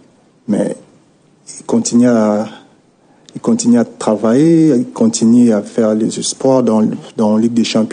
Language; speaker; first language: French; non-native, local second language; Lingala